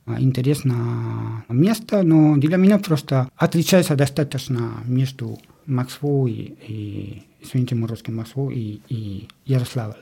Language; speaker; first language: Russian; non-native, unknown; Spanish